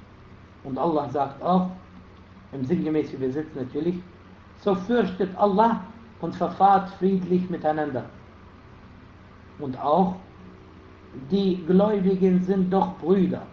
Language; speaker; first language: German; non-native, fluent; Arabic